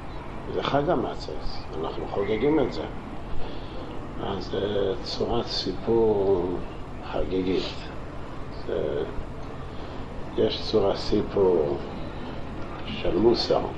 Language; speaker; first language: Hebrew; non-native, local second language; Yiddish